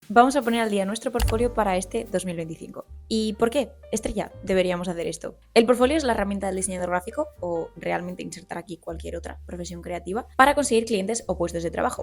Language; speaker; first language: Spanish; native; Spanish